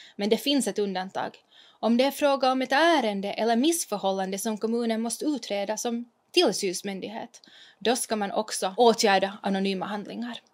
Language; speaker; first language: Swedish; native; Swedish